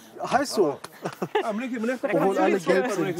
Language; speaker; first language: German; non-native, fluent; Uzbek